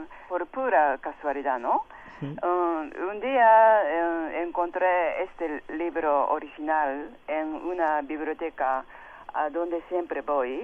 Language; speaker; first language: Spanish; non-native, fluent; Japanese